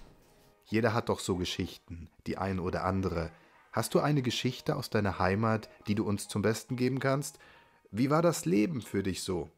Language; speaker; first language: German; native; German